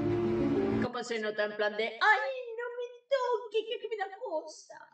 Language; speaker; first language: Spanish; native; Spanish